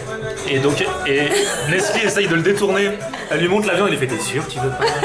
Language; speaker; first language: French; native; French